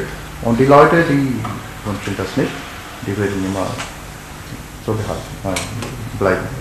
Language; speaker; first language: German; non-native, learner; Urdu